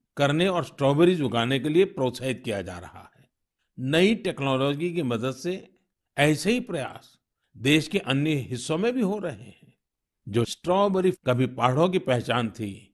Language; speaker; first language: Hindi; non-native, local second language; Gujarati